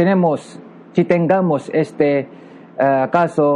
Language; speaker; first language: Spanish; non-native, local second language; Filipino